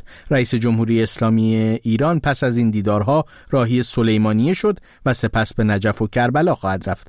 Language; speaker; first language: Persian; native; Persian